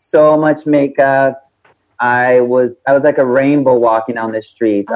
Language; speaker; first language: English; non-native, fluent; Portuguese